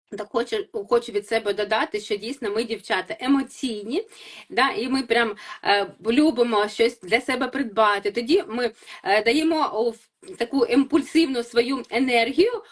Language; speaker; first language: Ukrainian; native; Ukrainian